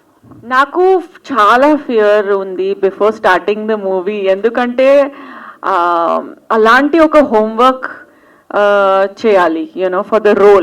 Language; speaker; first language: Telugu; non-native, learner; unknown